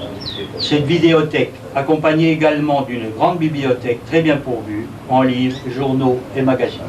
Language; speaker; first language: French; native; French